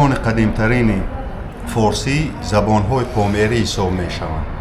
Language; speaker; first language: Persian; non-native, local second language; Shughni